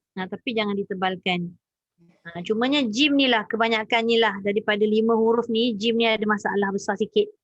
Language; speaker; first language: Malay; native; Malay